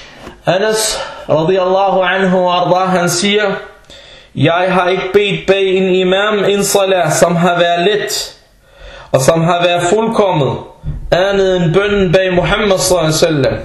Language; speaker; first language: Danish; non-native, fluent; Arabic